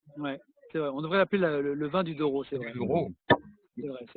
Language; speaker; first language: French; native; French